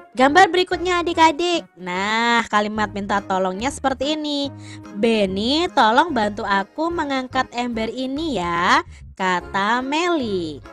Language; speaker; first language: Indonesian; native; Indonesian